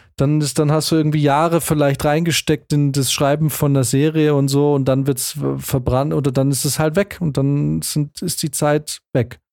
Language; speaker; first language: German; early bilingual, other home language; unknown